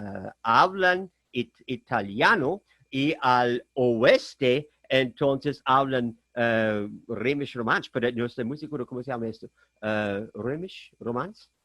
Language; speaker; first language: Spanish; non-native, fluent; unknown